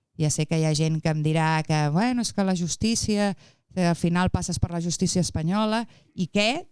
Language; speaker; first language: Catalan; native; Catalan